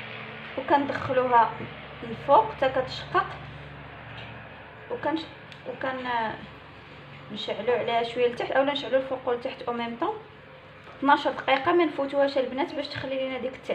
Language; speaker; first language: Arabic; native; Arabic